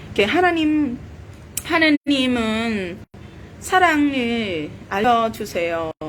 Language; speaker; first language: Korean; non-native, learner; Vietnamese